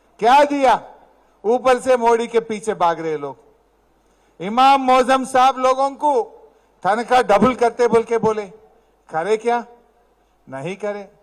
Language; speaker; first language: Hindi; non-native, local second language; Telugu